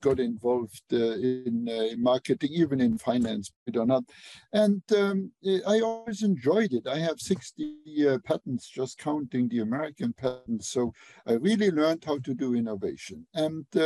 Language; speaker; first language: English; non-native, fluent; Luxembourgish